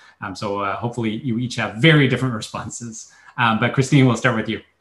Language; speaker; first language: English; native; English